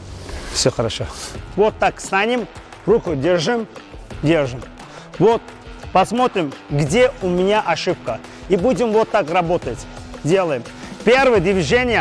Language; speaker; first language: Russian; non-native, fluent; Azerbaijani